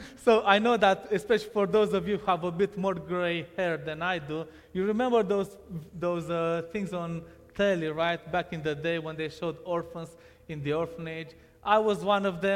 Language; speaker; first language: English; non-native, fluent; Romanian